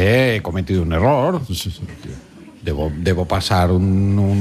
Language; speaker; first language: Spanish; native; Spanish